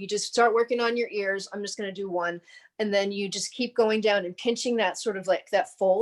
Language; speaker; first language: English; native; English